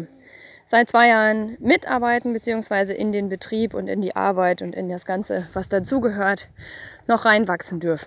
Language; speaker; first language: German; native; German